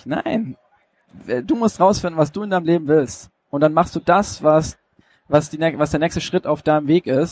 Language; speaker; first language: German; native; German